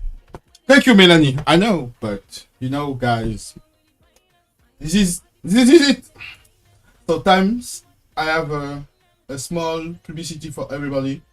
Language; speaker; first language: English; non-native, learner; French